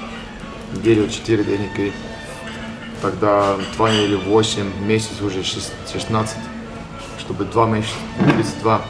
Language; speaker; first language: Russian; non-native, learner; Estonian